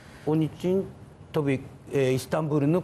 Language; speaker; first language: Turkish; non-native, learner; Japanese